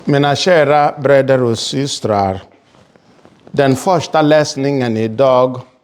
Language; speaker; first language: Swedish; non-native, fluent; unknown